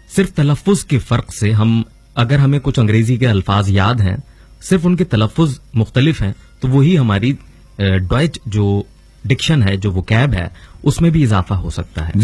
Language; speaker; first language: Urdu; native; Urdu